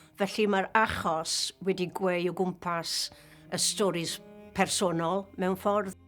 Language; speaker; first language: Welsh; native; Welsh